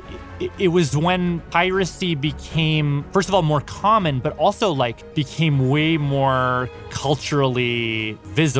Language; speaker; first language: English; native; English